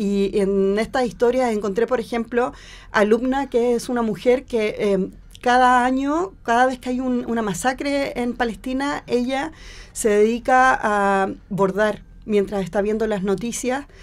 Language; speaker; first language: Spanish; native; Spanish